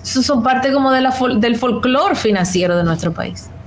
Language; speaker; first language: Spanish; native; Spanish